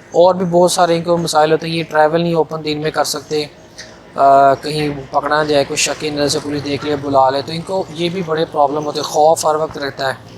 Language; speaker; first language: Urdu; non-native, local second language; Punjabi